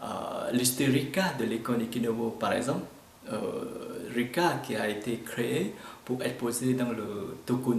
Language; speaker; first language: French; non-native, fluent; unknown